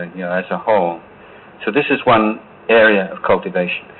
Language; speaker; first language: English; native; English